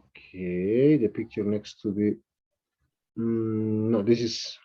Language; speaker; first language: English; non-native, fluent; Spanish